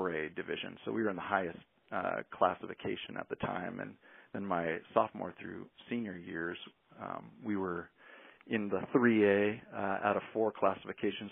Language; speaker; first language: English; native; English